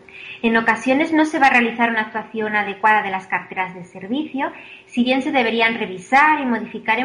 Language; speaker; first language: Spanish; native; Spanish